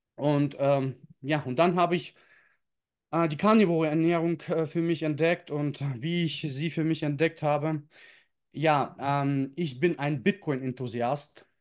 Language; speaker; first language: German; early bilingual, other home language; Russian